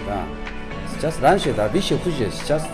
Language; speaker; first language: Russian; non-native, learner; Korean